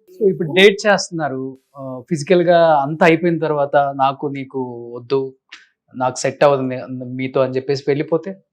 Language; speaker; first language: Telugu; native; Telugu